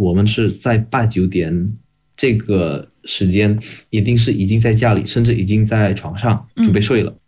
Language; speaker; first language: Chinese; non-native, fluent; Indonesian